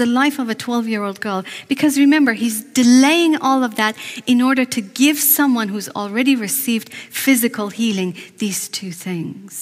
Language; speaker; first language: English; non-native, fluent; Persian